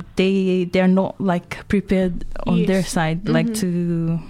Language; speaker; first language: English; non-native, fluent; Tongan